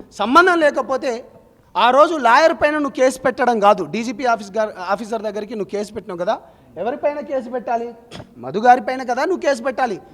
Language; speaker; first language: Telugu; non-native, local second language; Lambadi